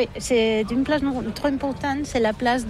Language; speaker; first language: French; non-native, learner; Catalan